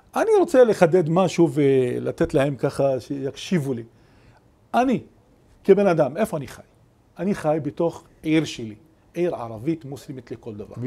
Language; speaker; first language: Hebrew; non-native, local second language; Arabic